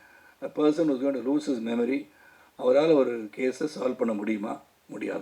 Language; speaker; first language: Tamil; native; Tamil